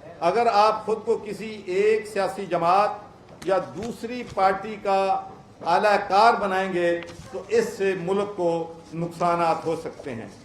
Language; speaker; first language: Urdu; non-native, local second language; Punjabi